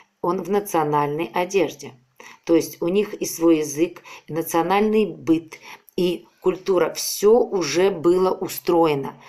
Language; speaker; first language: Russian; native; Russian